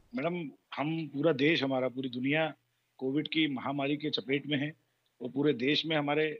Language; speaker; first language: Hindi; native; Hindi